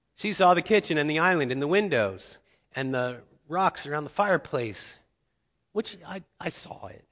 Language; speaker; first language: English; native; English